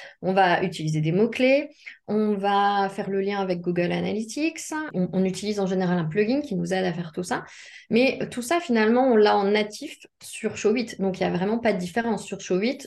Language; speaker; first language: French; native; French